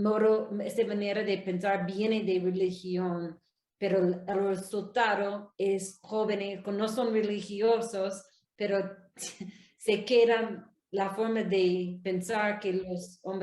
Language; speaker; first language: Spanish; non-native, learner; English